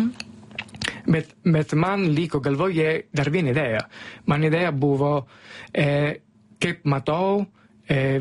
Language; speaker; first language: Lithuanian; non-native, learner; Italian